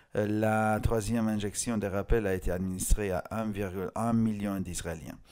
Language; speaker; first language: French; non-native, fluent; Hungarian